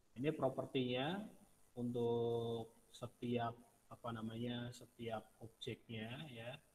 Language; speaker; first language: Indonesian; non-native, local second language; Javanese